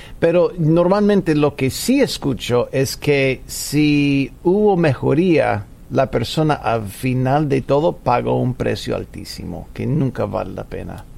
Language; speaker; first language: Spanish; non-native, fluent; English